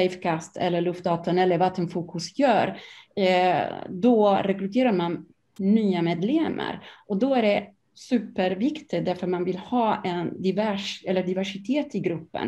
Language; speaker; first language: Swedish; non-native, fluent; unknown